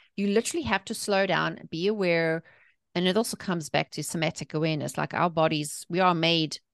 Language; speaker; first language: English; native; English